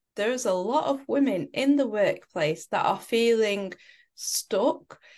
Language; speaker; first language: English; native; English